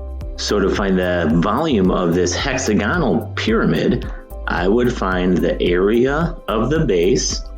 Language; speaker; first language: English; native; English